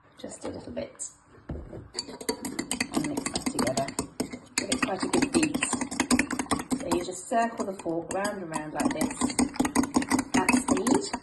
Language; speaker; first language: English; native; English